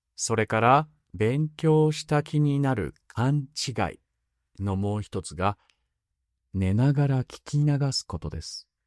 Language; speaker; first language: Japanese; native; Japanese